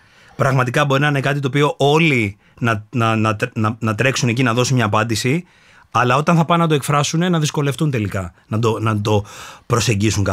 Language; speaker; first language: Greek; native; Greek